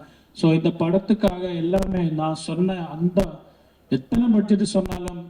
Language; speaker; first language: Tamil; non-native, learner; Malayalam